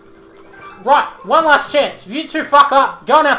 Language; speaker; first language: English; native; English